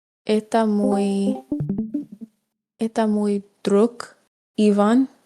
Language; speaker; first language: Russian; non-native, learner; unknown